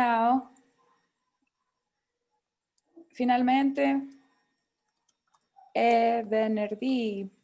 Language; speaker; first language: Italian; non-native, fluent; Spanish